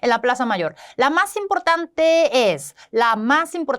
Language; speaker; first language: Spanish; non-native, fluent; Korean